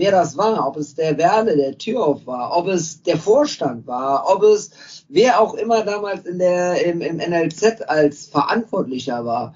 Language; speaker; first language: German; native; German